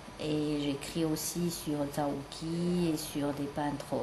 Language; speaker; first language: French; non-native, fluent; Chinese